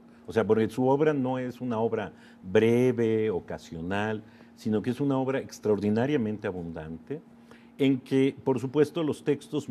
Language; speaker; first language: Spanish; native; Spanish